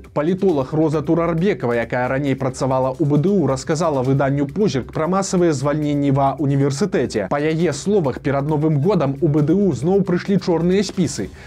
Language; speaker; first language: Belarusian; native; Belarusian